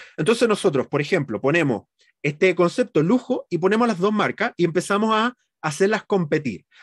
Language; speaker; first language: Spanish; native; Spanish